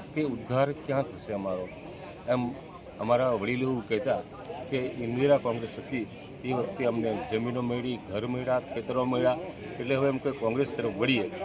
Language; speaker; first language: Gujarati; non-native, local second language; Rathawi